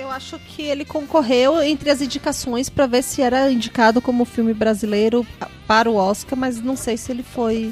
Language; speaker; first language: Portuguese; native; Portuguese